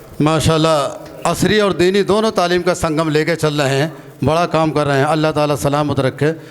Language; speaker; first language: Hindi; native; Hindi